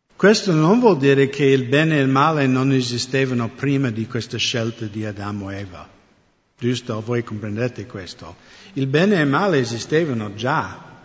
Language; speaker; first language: Italian; non-native, fluent; English